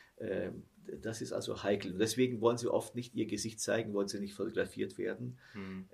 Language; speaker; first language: German; early bilingual, heritage; German